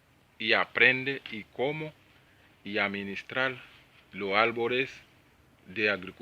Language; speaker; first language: Spanish; non-native, learner; Haitian Creole